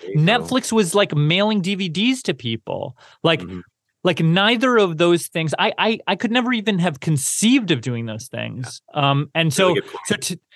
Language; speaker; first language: English; native; English